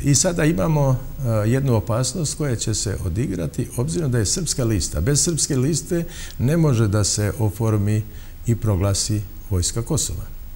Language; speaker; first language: Bosnian; non-native, local second language; Albanian